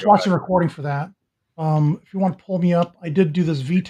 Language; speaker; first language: English; native; English